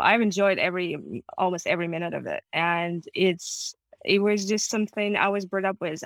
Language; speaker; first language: English; non-native, fluent; Russian